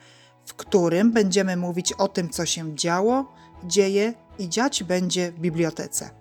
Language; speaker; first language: Polish; native; Polish